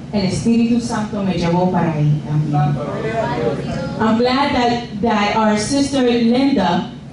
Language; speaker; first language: Spanish; early bilingual, other home language; English